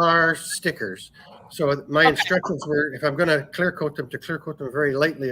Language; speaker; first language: English; native; English